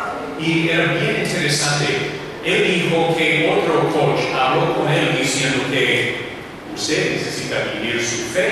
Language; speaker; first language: Spanish; non-native, learner; English